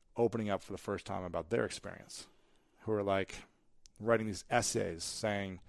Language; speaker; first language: English; native; English